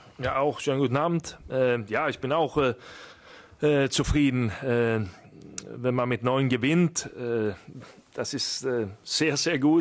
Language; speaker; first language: German; non-native, fluent; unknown